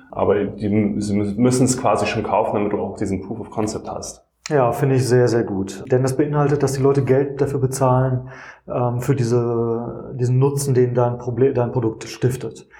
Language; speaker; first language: German; native; German